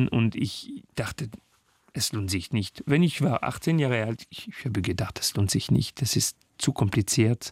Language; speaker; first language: German; non-native, fluent; French